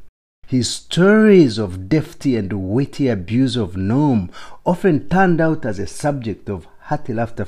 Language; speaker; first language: English; non-native, local second language; Nyankole